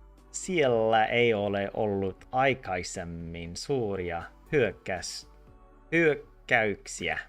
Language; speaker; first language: Finnish; non-native, learner; English